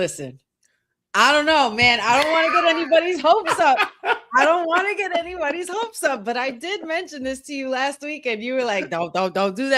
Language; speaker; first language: English; native; English